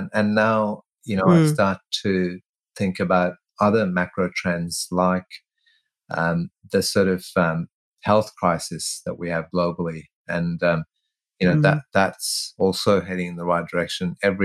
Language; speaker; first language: English; non-native, local second language; Tamil